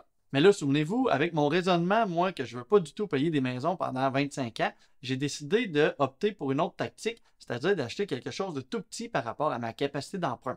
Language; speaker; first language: French; native; French